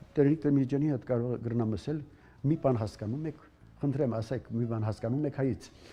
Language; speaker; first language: Armenian; early bilingual, heritage; Armenian